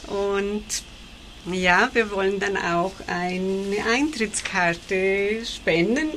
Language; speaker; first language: German; early bilingual, heritage; German